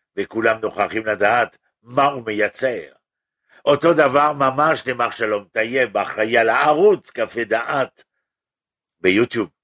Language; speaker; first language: Hebrew; non-native, fluent; French